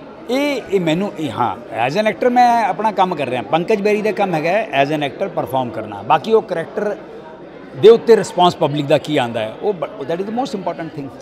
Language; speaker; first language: Hindi; non-native, local second language; Punjabi